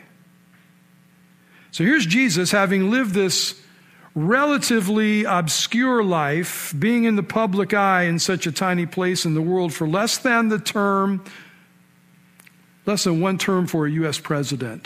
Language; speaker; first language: English; native; English